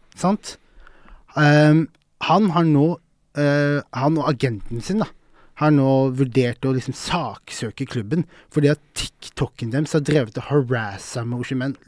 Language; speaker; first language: Norwegian; early bilingual, other home language; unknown